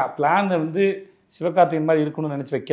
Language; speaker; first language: Tamil; native; Tamil